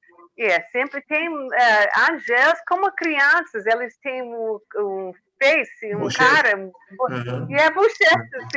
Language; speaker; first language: Portuguese; non-native, learner; English